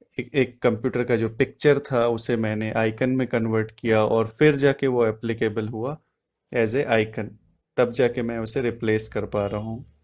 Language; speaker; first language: Hindi; native; Hindi